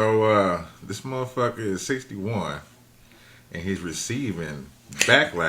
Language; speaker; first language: English; native; English